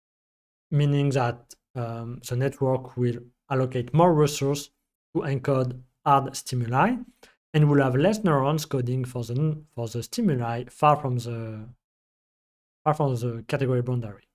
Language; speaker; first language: English; non-native, fluent; French